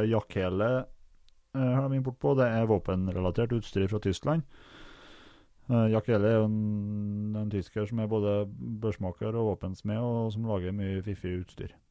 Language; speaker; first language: Norwegian; native; Norwegian